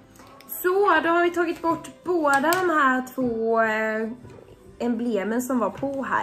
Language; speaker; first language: Swedish; native; Swedish